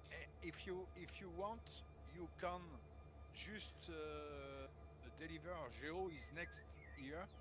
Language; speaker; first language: English; non-native, learner; French